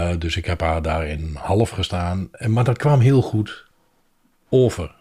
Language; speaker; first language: Dutch; native; Dutch